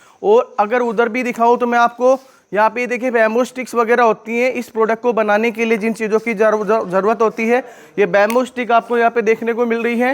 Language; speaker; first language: Hindi; native; Hindi